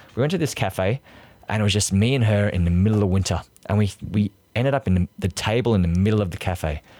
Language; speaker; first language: English; native; English